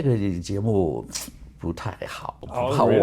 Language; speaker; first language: Chinese; non-native, fluent; English